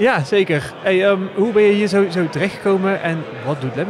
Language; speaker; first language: Dutch; native; Dutch